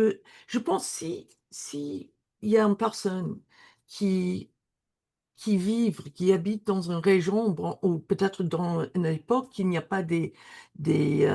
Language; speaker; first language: French; non-native, learner; English